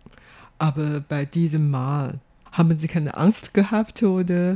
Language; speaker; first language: German; non-native, fluent; Chinese